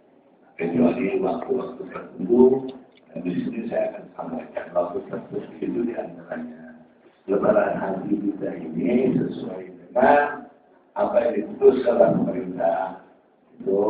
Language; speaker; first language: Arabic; non-native, learner; Indonesian